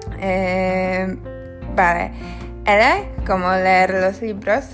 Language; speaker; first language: Spanish; non-native, learner; Polish